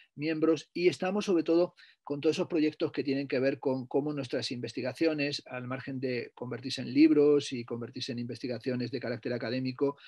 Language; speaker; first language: Spanish; native; Spanish